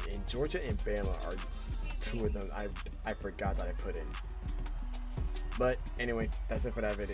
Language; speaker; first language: English; native; English